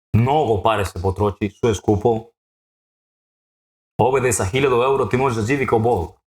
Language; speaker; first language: Bosnian; non-native, learner; Spanish